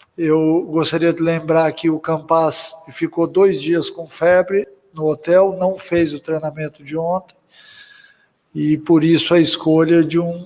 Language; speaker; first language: Portuguese; native; Portuguese